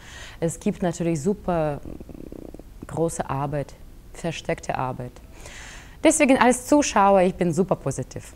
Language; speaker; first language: German; non-native, fluent; Russian